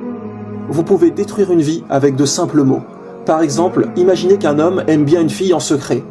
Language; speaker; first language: French; native; French